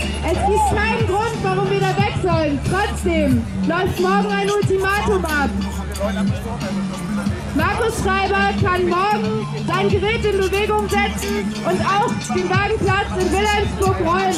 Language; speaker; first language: German; native; German